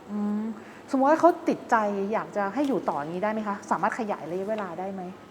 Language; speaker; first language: Thai; native; Thai